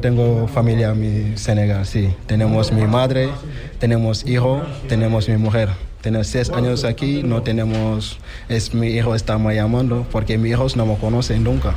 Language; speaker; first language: Spanish; non-native, learner; Wolof